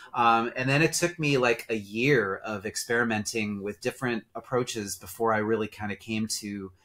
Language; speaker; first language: English; native; English